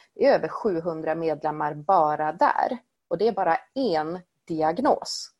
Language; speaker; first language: Swedish; native; Swedish